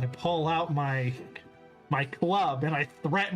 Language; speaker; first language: English; native; English